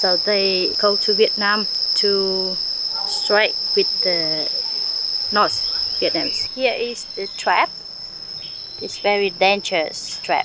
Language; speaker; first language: English; non-native, learner; Vietnamese